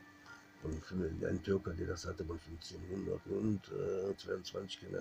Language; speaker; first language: German; non-native, fluent; French